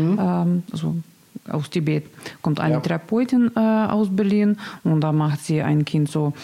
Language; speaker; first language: German; non-native, learner; Russian